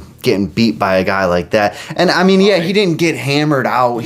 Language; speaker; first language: English; native; English